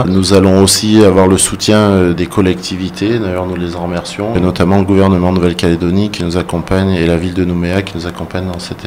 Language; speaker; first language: French; native; French